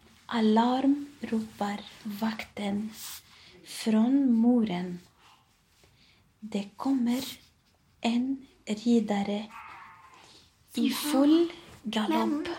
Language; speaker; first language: Swedish; non-native, learner; Arabic